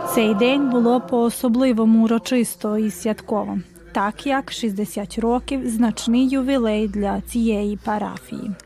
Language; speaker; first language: Ukrainian; early bilingual, heritage; Ukrainian